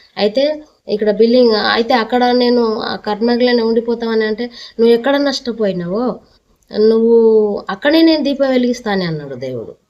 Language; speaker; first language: Telugu; non-native, local second language; Lambadi